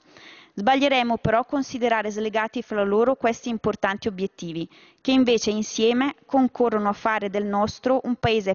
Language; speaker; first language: Italian; native; Italian